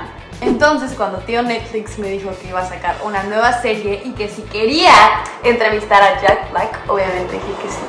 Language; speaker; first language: Spanish; native; Spanish